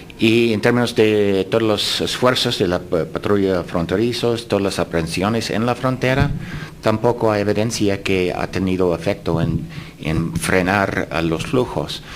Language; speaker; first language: Spanish; non-native, fluent; English